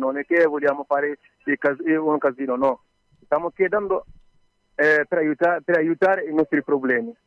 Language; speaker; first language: Italian; non-native, learner; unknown